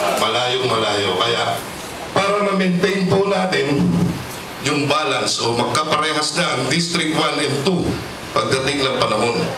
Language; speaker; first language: Filipino; native; Filipino